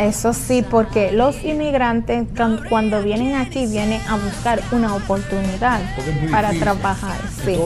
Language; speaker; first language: Spanish; non-native, learner; Haitian Creole